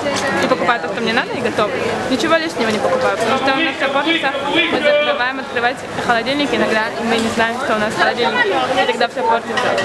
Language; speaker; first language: Russian; early bilingual, heritage; Russian